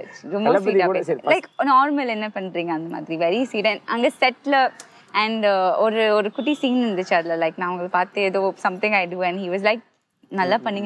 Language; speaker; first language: Tamil; non-native, fluent; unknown